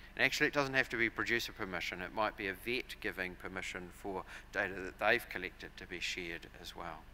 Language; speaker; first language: English; native; English